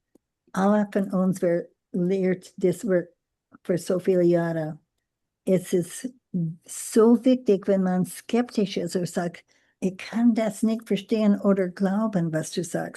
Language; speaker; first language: German; non-native, learner; English